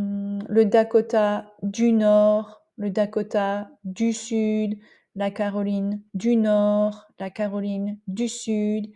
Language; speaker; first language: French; non-native, fluent; English